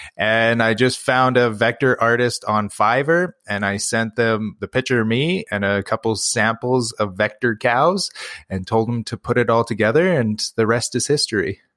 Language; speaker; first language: English; native; English